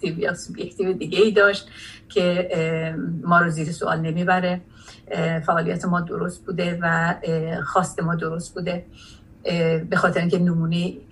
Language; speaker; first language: Persian; non-native, local second language; Azerbaijani